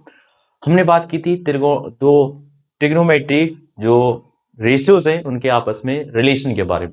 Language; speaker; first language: Hindi; native; Hindi